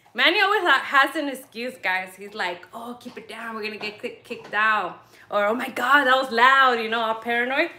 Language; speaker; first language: English; early bilingual, other home language; Spanish